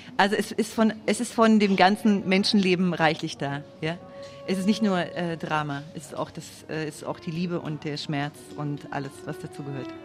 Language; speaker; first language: German; native; German